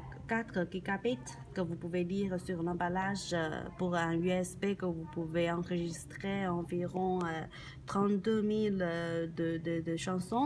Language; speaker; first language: French; non-native, learner; Chinese